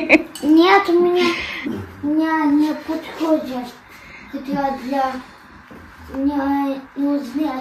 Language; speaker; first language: Russian; early bilingual, heritage; German